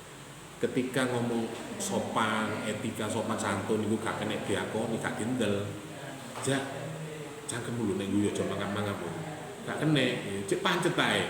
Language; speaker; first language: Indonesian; non-native, local second language; Javanese